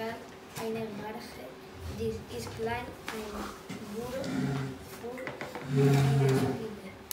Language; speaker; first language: German; non-native, learner; Spanish